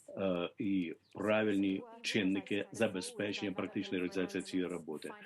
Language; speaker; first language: Ukrainian; native; Ukrainian